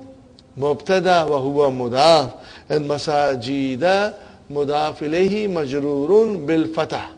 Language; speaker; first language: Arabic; non-native, fluent; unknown